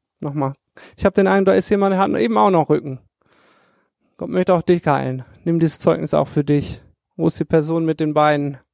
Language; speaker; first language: German; native; German